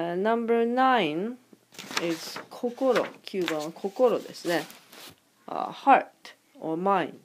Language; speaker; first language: English; non-native, fluent; Japanese